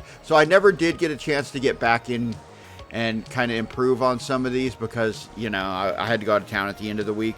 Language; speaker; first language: English; native; English